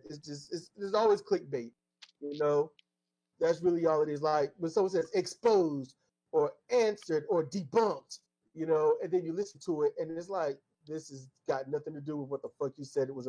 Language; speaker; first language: English; native; English